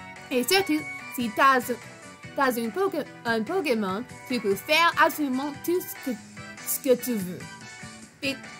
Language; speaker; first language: French; non-native, fluent; English